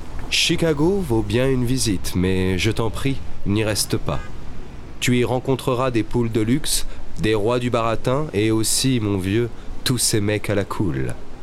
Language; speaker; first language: French; native; French